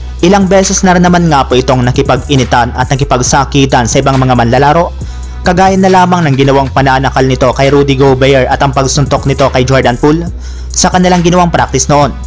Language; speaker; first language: Filipino; native; Filipino